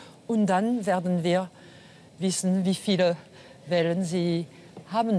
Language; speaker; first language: German; non-native, fluent; French